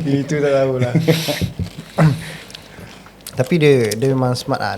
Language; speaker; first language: Malay; native; Malay